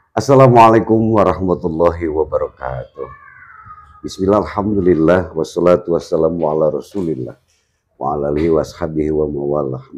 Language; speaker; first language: Indonesian; native; Indonesian